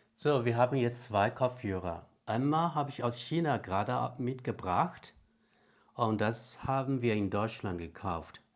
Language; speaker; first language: German; non-native, fluent; Chinese